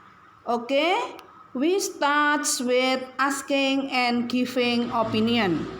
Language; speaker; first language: English; non-native, learner; Indonesian